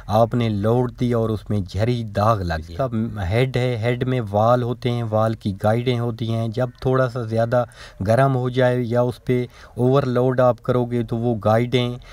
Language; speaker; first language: Urdu; non-native, local second language; Punjabi